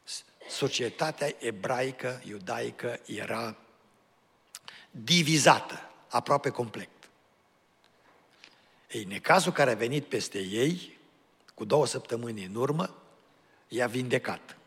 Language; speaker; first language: Romanian; native; Romanian